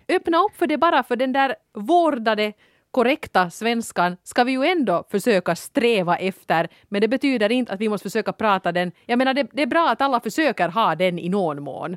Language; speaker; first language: Swedish; native; Swedish